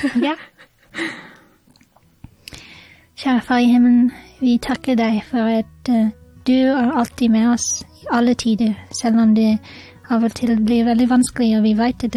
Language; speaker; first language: Norwegian; non-native, fluent; English